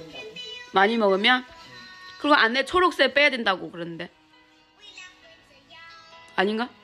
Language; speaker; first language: Korean; non-native, fluent; Chinese